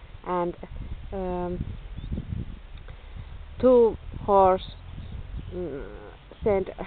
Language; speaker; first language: English; non-native, learner; Finnish